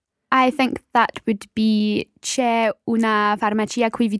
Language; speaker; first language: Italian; non-native, learner; English